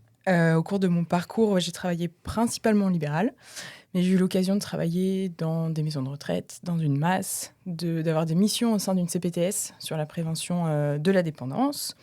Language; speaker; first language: French; native; French